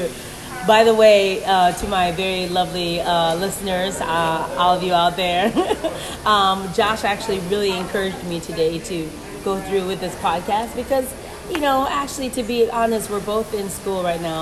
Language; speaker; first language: English; native; English